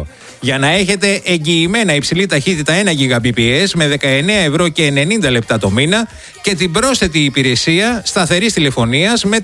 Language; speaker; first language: Greek; native; Greek